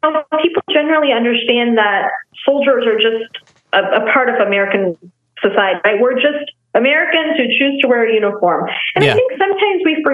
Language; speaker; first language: English; non-native, local second language; Nepali